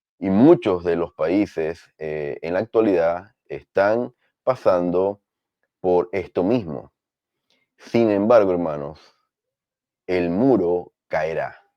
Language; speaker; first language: Spanish; native; Spanish